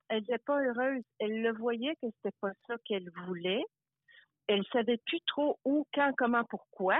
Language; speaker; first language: French; early bilingual, other home language; Italian